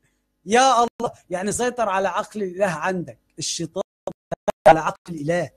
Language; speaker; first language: Arabic; native; Arabic